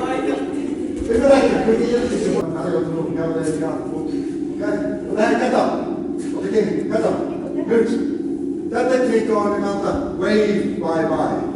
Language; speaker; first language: Finnish; non-native, learner; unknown